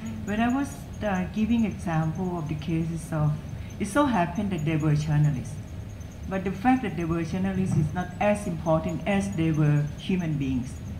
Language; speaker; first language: English; non-native, fluent; Thai